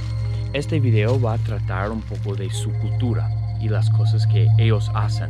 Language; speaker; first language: Spanish; non-native, fluent; English